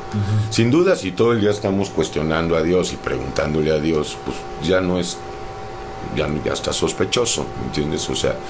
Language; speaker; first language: Spanish; native; Spanish